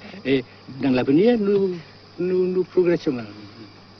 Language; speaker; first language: French; non-native, fluent; Vietnamese